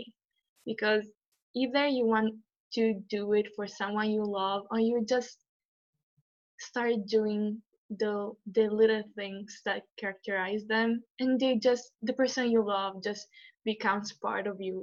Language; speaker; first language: English; non-native, fluent; Italian